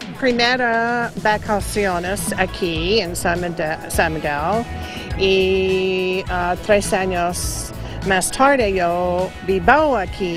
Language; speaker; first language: Spanish; non-native, learner; English